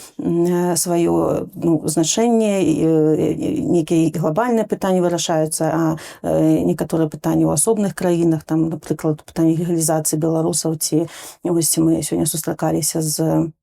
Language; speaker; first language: Belarusian; non-native, local second language; Russian